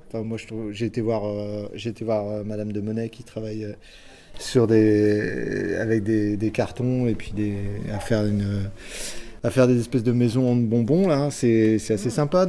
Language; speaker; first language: French; native; French